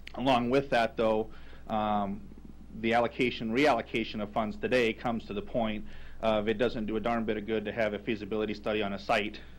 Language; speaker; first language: English; native; English